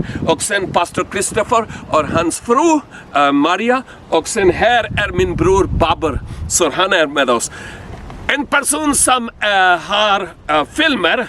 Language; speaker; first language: Swedish; non-native, learner; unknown